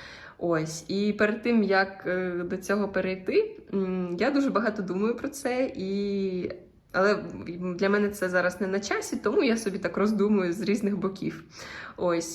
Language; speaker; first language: Ukrainian; native; Ukrainian